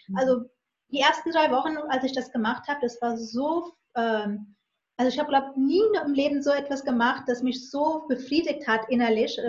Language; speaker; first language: German; non-native, fluent; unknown